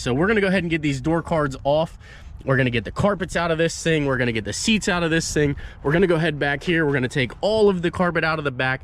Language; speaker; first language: English; native; English